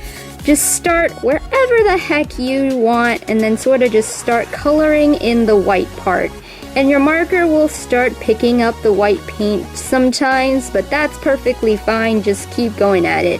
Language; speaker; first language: English; native; English